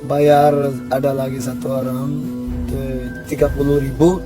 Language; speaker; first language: Indonesian; non-native, learner; Rohingya